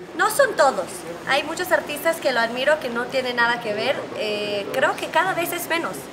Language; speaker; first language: Spanish; non-native, fluent; Hebrew